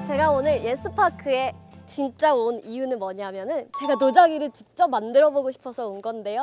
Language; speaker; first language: Korean; non-native, fluent; Burmese